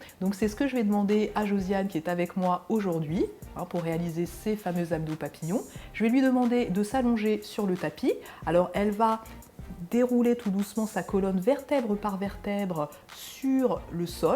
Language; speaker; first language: French; native; French